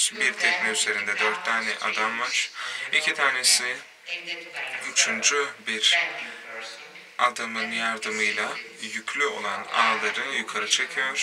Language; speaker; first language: Turkish; native; Turkish